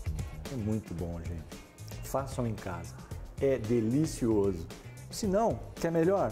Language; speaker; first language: Portuguese; native; Portuguese